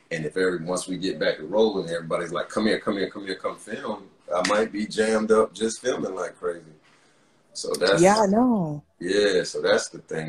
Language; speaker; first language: English; native; English